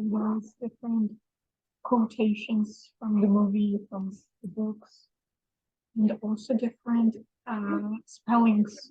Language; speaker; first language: English; non-native, fluent; Russian